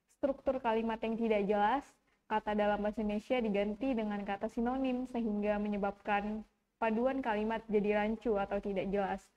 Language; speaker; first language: Indonesian; native; Indonesian